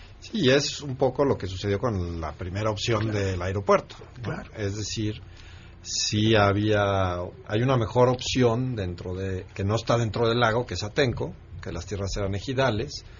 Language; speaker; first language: Spanish; native; Spanish